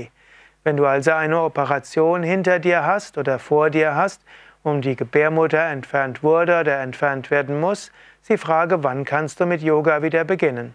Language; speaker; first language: German; non-native, fluent; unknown